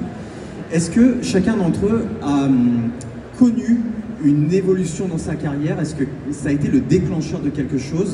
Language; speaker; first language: French; native; French